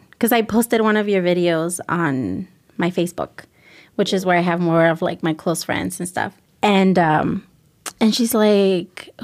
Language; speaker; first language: English; early bilingual, other home language; Spanish